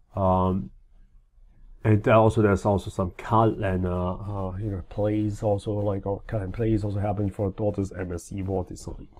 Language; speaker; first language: English; non-native, fluent; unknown